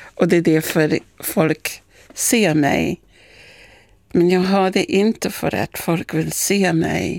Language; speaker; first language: Swedish; non-native, fluent; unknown